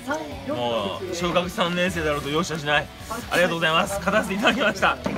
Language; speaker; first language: Japanese; native; Japanese